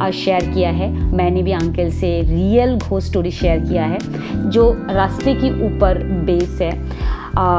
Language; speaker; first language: Hindi; non-native, local second language; Marathi